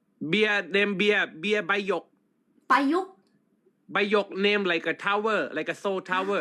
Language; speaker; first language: English; non-native, learner; Thai